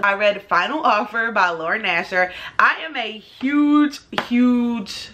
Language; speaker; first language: English; native; English